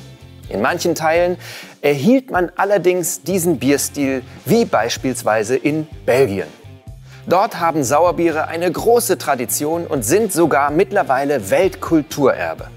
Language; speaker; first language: German; native; German